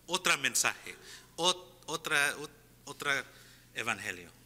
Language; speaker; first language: Spanish; non-native, fluent; English